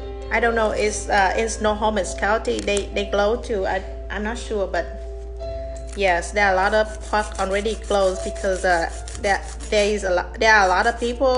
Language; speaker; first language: English; non-native, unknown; Vietnamese